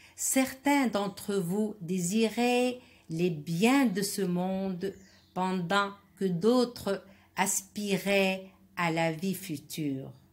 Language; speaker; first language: French; non-native, local second language; Arabic